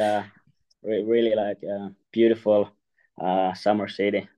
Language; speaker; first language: English; non-native, fluent; Finnish